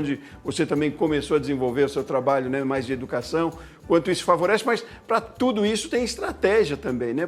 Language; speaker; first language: Portuguese; native; Portuguese